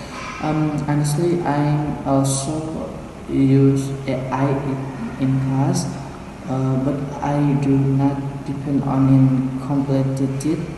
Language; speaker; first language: English; non-native, learner; Indonesian